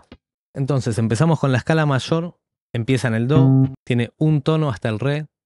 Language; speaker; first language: Spanish; native; Spanish